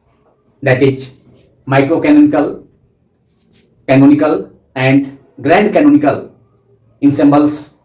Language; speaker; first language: English; non-native, local second language; Hindi